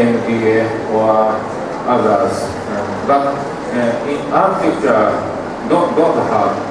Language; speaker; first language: English; non-native, learner; Japanese